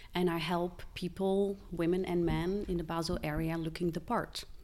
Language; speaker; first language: English; non-native, fluent; Dutch